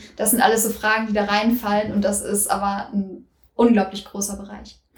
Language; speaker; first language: German; native; German